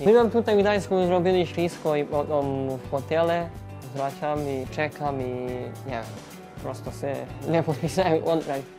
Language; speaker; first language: Polish; non-native, learner; Serbian